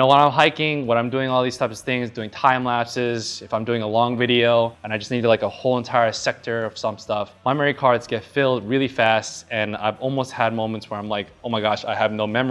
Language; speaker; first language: English; native; English